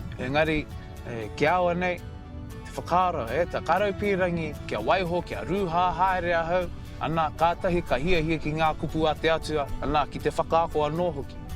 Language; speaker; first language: Māori; native; Māori